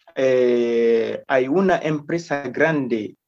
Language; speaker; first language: Spanish; non-native, fluent; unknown